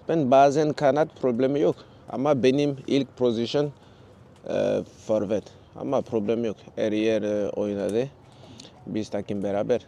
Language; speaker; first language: Turkish; non-native, learner; French